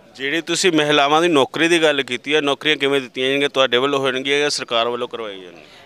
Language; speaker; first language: Punjabi; native; Punjabi